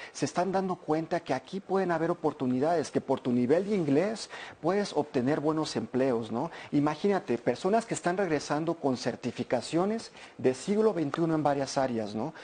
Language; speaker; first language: Spanish; early bilingual, heritage; Spanish